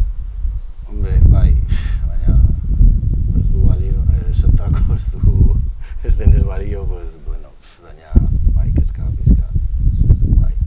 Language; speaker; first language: Basque; non-native, local second language; Spanish